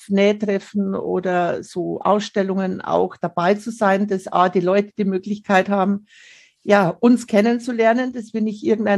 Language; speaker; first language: German; native; German